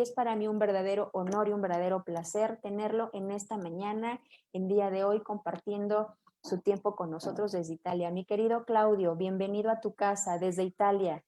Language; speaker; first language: Spanish; native; Spanish